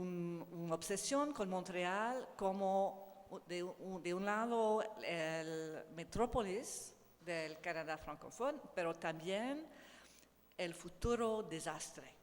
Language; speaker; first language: Spanish; non-native, learner; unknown